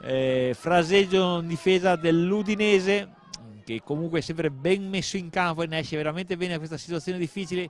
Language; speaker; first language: Italian; native; Italian